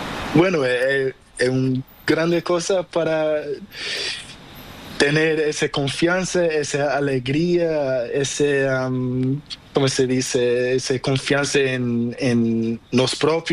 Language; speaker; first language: Spanish; non-native, learner; Portuguese